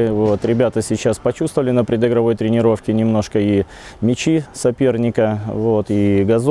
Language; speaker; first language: Russian; native; Russian